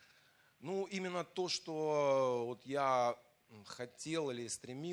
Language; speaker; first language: Russian; native; Russian